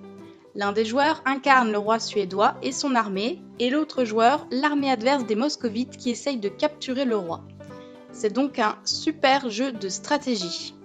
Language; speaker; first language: French; native; French